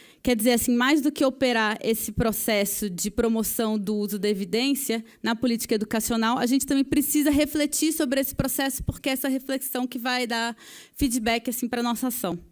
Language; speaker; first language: Portuguese; native; Portuguese